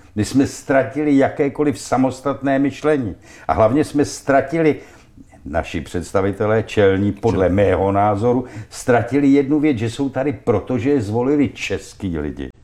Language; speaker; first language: Czech; native; Czech